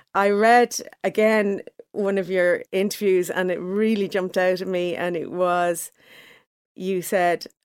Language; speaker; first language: English; native; English